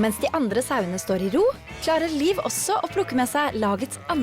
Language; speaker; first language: Norwegian; native; Norwegian